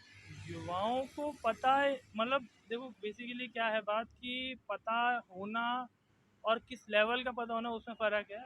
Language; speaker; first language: Hindi; native; Hindi